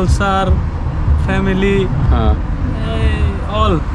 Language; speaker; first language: Hindi; non-native, learner; Bangla